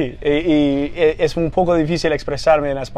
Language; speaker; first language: Spanish; non-native, fluent; English